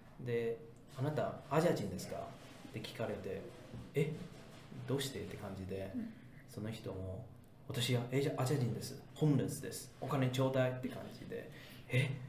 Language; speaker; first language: Japanese; non-native, fluent; English